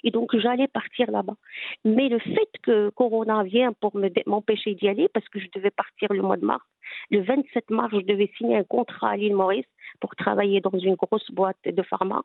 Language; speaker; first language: French; non-native, local second language; Arabic